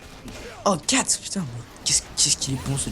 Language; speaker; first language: French; native; French